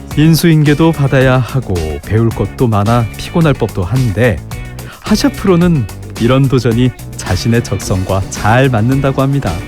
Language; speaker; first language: Korean; native; Korean